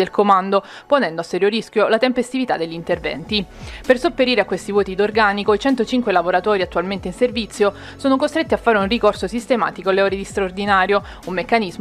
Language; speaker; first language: Italian; native; Italian